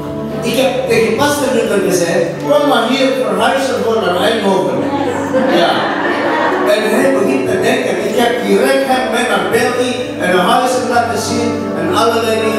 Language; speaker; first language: Dutch; non-native, fluent; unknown